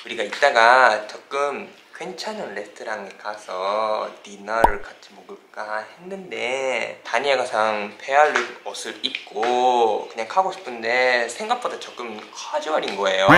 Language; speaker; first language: Korean; non-native, fluent; Japanese